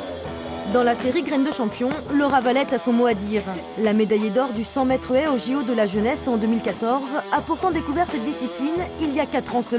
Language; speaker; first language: French; native; French